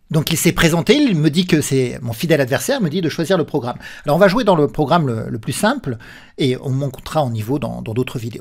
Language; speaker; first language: French; native; French